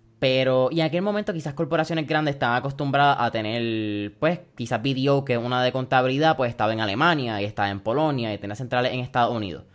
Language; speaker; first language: Spanish; early bilingual, heritage; Spanish